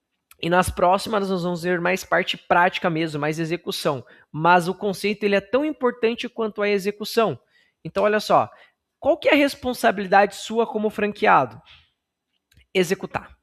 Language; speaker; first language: Portuguese; native; Portuguese